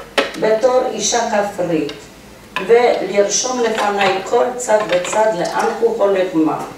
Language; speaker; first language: Hebrew; non-native, fluent; Polish